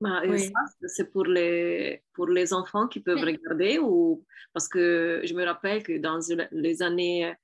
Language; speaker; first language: French; non-native, fluent; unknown